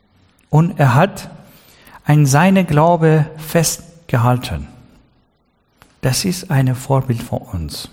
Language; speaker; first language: German; non-native, learner; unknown